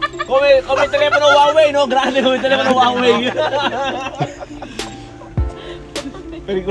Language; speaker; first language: Italian; non-native, learner; Filipino